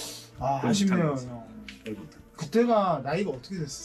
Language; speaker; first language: Korean; native; Korean